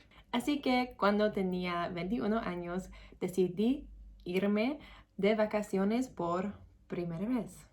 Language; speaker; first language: Spanish; non-native, learner; English